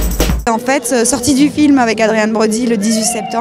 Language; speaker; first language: French; native; French